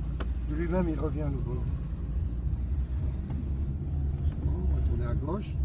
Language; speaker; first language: French; native; French